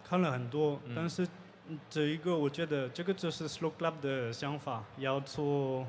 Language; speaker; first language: Chinese; non-native, learner; French